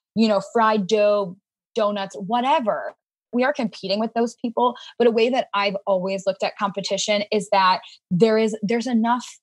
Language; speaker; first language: English; native; English